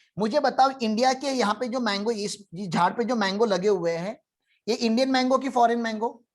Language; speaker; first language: Hindi; non-native, local second language; Marathi